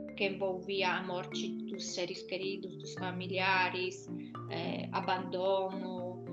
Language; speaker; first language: Portuguese; non-native, fluent; Polish